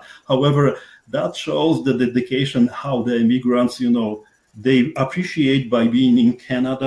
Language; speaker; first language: English; non-native, fluent; Polish